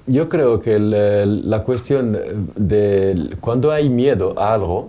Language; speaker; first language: Spanish; non-native, fluent; Arabic